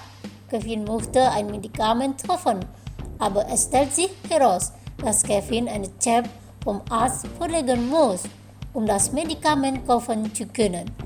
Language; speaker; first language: German; non-native, fluent; Indonesian